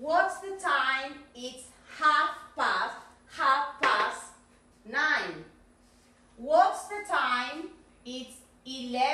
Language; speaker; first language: English; non-native, fluent; Spanish